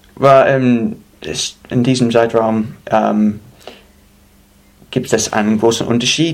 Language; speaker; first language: German; non-native, fluent; English